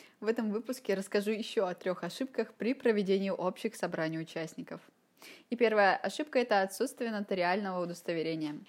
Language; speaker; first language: Russian; native; Russian